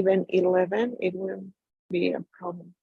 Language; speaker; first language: English; non-native, learner; Spanish